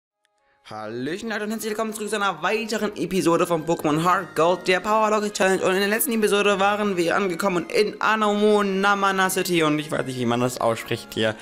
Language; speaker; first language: German; native; German